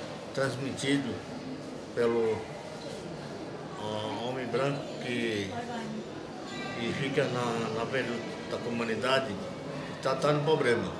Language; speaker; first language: Portuguese; non-native, local second language; Yanomámi